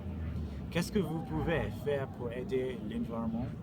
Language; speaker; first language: French; non-native, learner; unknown